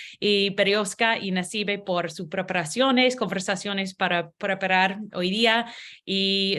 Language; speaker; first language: Spanish; non-native, learner; English